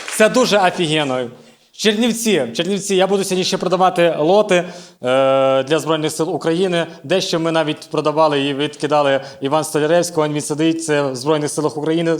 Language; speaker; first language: Ukrainian; native; Ukrainian